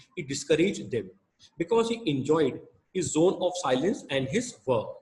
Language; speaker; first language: English; non-native, local second language; Hindi